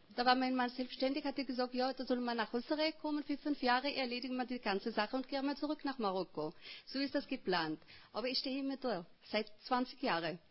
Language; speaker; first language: German; non-native, fluent; Arabic